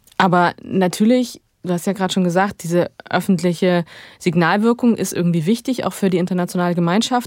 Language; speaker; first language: German; native; German